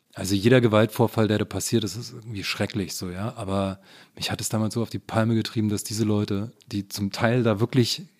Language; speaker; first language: German; native; German